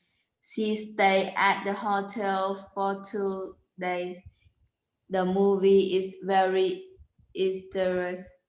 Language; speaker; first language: English; non-native, learner; Vietnamese